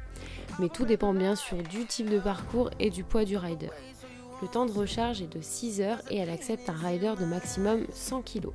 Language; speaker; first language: French; native; French